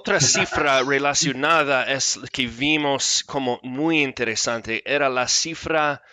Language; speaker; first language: Spanish; non-native, fluent; English